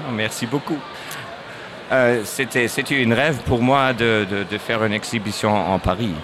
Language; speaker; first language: French; non-native, learner; German